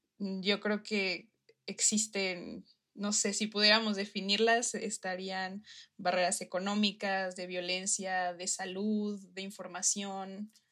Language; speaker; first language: Spanish; native; Spanish